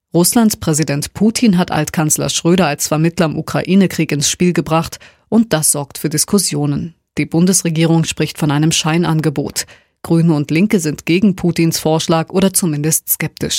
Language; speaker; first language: German; native; German